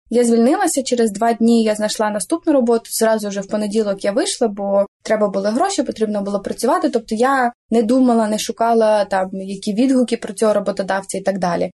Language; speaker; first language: Ukrainian; native; Ukrainian